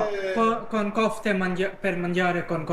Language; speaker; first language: Italian; non-native, learner; Bangla